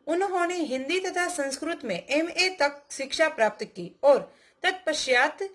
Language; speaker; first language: Hindi; non-native, local second language; Gujarati